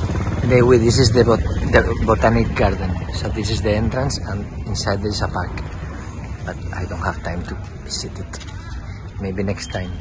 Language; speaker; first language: English; non-native, fluent; Spanish